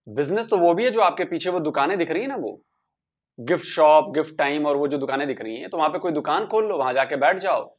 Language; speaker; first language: Hindi; native; Hindi